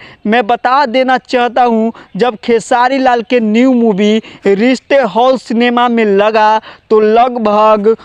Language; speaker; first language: Hindi; non-native, local second language; Bhojpuri